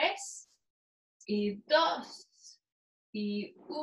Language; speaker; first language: Spanish; non-native, learner; English